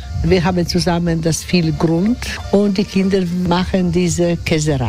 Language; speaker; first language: German; non-native, learner; Croatian